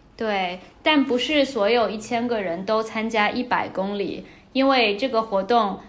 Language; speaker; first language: Chinese; native; Chinese